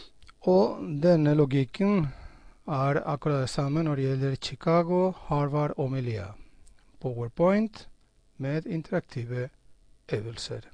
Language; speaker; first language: Norwegian; non-native, fluent; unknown